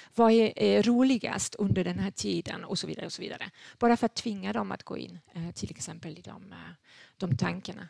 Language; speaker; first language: Swedish; non-native, fluent; French